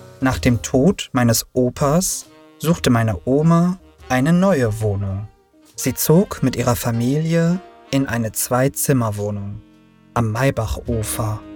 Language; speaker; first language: German; early bilingual, other home language; Turkish